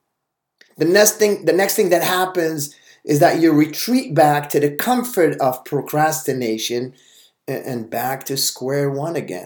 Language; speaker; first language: English; non-native, fluent; Arabic